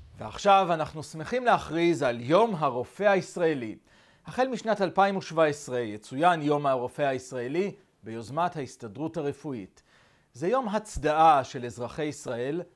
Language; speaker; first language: Hebrew; native; Hebrew